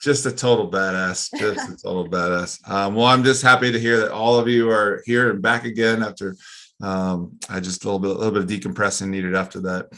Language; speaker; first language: English; native; English